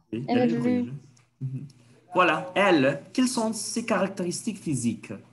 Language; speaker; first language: French; non-native, fluent; Spanish